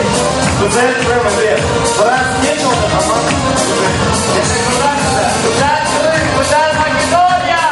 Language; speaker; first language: Turkish; non-native, learner; Tatar